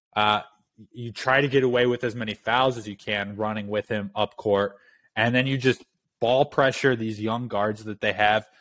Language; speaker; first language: English; native; English